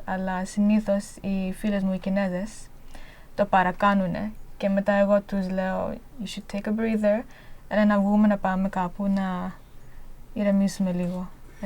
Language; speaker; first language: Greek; early bilingual, heritage; Greek